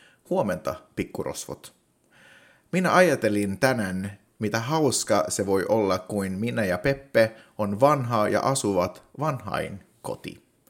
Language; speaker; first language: Finnish; non-native, learner; Swedish